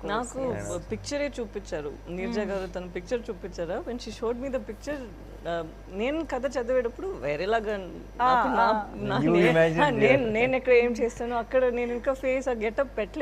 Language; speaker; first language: Telugu; non-native, fluent; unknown